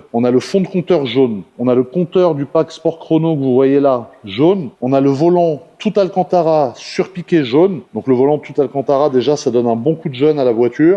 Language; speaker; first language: French; native; French